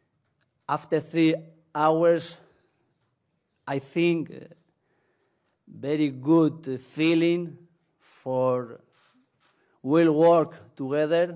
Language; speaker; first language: English; non-native, learner; Spanish